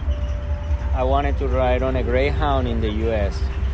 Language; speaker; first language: English; non-native, fluent; Spanish